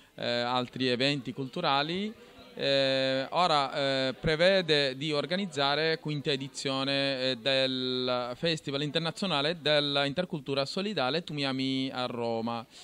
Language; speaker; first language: Italian; non-native, fluent; Bangla